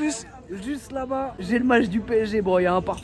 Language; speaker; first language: French; native; French